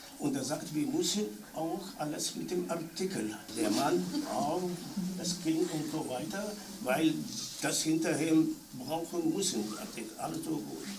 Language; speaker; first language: German; non-native, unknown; Arabic